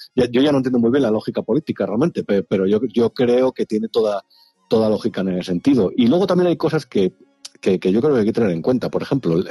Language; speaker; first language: Spanish; native; Spanish